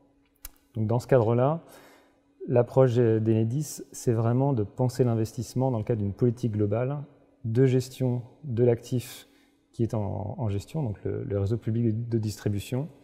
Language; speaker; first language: French; native; French